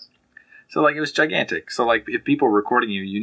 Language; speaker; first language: English; native; English